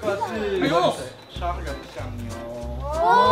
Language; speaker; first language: Chinese; native; Chinese